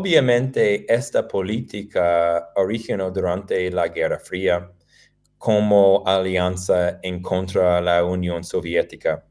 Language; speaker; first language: Spanish; non-native, fluent; English